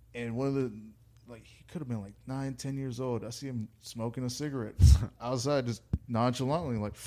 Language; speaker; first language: English; native; English